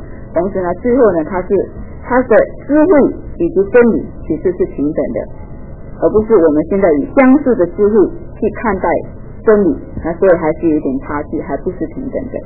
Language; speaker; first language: Chinese; native; Chinese